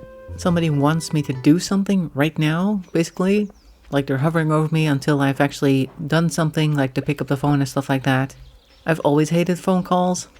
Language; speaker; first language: English; non-native, fluent; Dutch